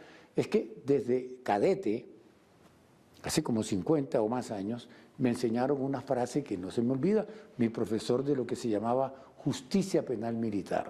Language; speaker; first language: Spanish; native; Spanish